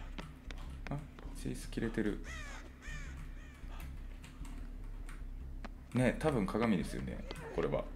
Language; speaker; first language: Japanese; native; Japanese